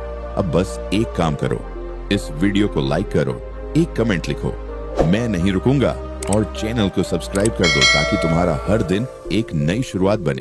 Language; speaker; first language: Hindi; native; Hindi